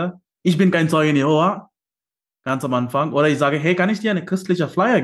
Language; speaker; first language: German; non-native, fluent; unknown